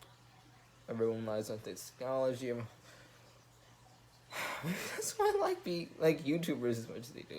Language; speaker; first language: English; native; English